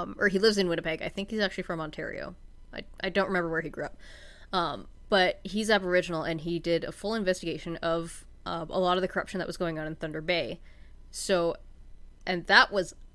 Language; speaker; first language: English; native; English